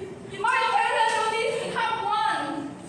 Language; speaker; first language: English; non-native, learner; Vietnamese